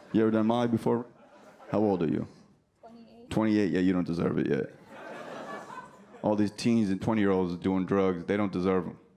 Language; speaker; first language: English; native; English